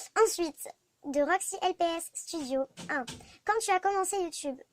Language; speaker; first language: French; native; French